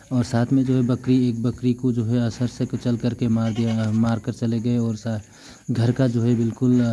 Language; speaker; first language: Hindi; non-native, local second language; Nepali